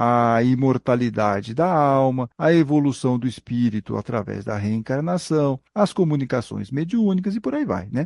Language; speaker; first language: Portuguese; native; Portuguese